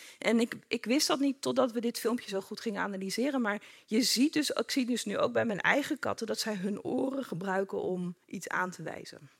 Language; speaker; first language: Dutch; native; Dutch